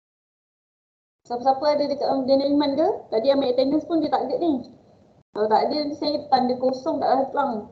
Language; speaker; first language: Malay; native; Malay